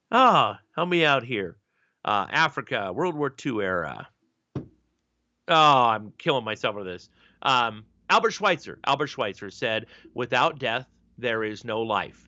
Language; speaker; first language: English; native; English